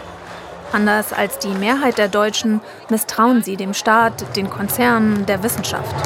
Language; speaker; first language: German; native; German